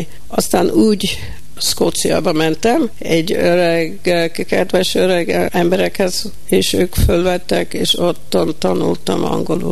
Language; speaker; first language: Hungarian; early bilingual, heritage; Hungarian